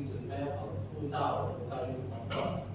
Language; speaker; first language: Chinese; non-native, learner; Indonesian